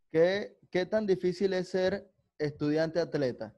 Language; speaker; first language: Spanish; native; Spanish